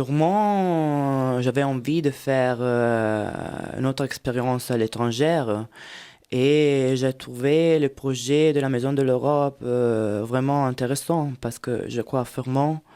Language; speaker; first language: French; non-native, fluent; Italian